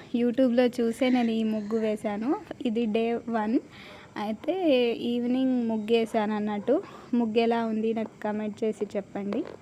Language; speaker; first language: Telugu; non-native, local second language; Marathi